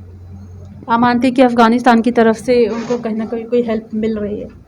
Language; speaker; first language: Hindi; native; Hindi